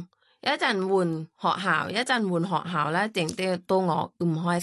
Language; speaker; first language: Cantonese; non-native, fluent; Thai